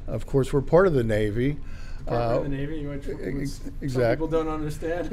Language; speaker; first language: English; native; English